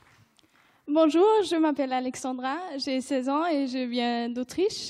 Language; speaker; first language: French; non-native, fluent; German